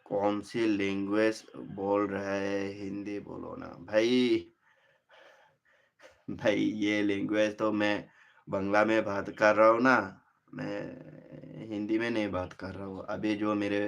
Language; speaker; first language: Hindi; non-native, local second language; Bangla